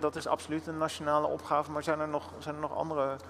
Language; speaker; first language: Dutch; native; Dutch